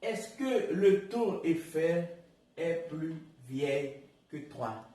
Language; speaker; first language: French; non-native, learner; Portuguese